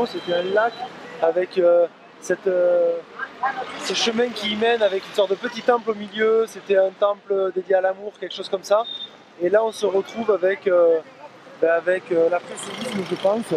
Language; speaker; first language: French; native; French